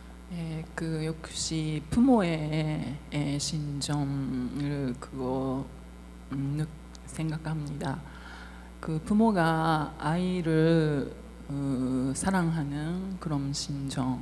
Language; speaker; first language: Korean; non-native, fluent; Japanese